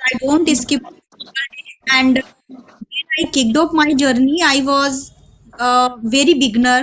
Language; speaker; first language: English; non-native, learner; Hindi